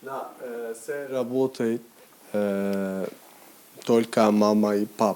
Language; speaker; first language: Russian; non-native, learner; Turkish